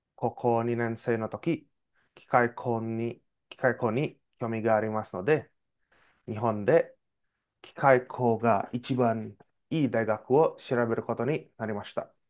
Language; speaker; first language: Japanese; non-native, learner; Indonesian